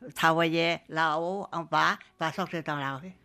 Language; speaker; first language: French; non-native, learner; Chinese